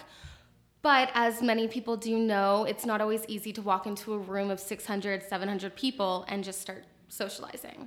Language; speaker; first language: English; native; English